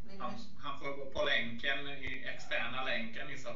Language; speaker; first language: Swedish; non-native, fluent; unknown